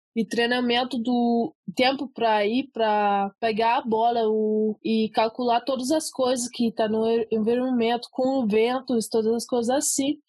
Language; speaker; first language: Portuguese; early bilingual, heritage; Portuguese